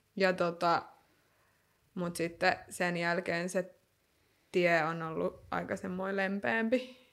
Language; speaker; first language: Finnish; native; Finnish